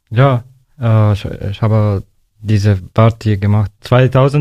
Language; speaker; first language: German; non-native, learner; Arabic